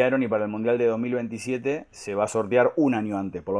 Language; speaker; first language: Spanish; native; Spanish